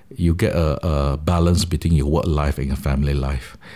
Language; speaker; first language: English; non-native, local second language; Min Nan Chinese